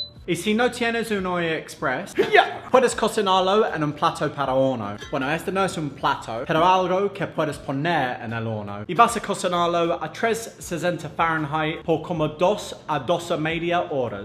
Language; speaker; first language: Spanish; non-native, fluent; English